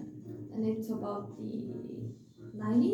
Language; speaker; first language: English; non-native, learner; Korean